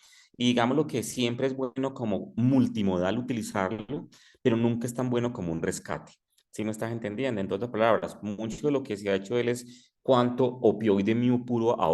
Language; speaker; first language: Spanish; native; Spanish